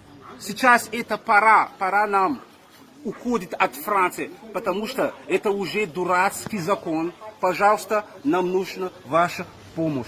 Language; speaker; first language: Russian; non-native, fluent; Malagasy